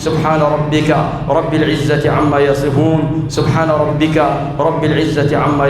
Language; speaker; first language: Arabic; native; Arabic